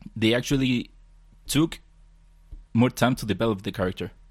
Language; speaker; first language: English; non-native, fluent; Spanish